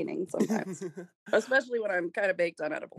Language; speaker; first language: English; native; English